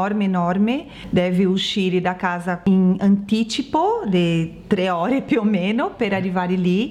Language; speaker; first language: Italian; non-native, learner; Portuguese